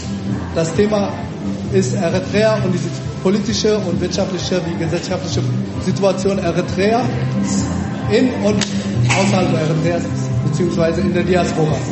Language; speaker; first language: German; early bilingual, other home language; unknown